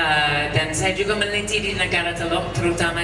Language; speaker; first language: Indonesian; non-native, fluent; English